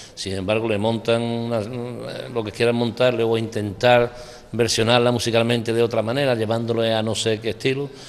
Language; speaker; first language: Spanish; native; Spanish